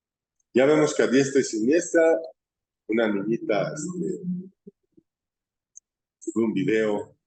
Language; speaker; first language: Spanish; native; Spanish